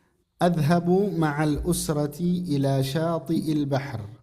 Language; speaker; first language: Arabic; non-native, fluent; Indonesian